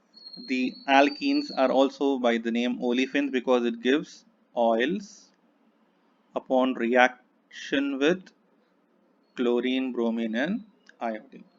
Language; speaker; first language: English; non-native, local second language; Hindi